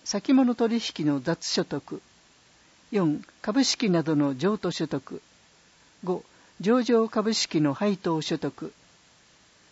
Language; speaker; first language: Japanese; native; Japanese